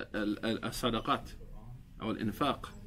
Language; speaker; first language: Arabic; non-native, fluent; English